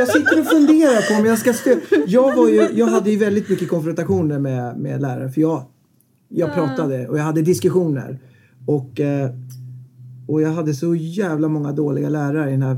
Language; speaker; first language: Swedish; native; Swedish